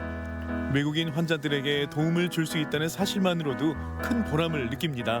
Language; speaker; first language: Korean; native; Korean